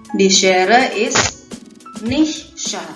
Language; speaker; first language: German; non-native, fluent; Indonesian